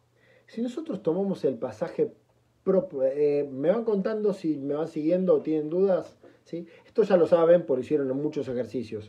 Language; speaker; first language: Spanish; native; Spanish